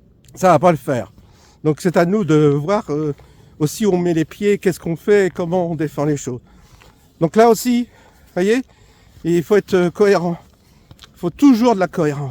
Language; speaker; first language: French; native; French